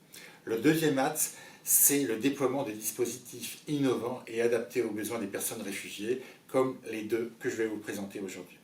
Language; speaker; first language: French; native; French